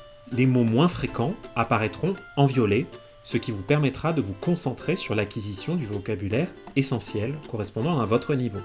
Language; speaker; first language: French; native; French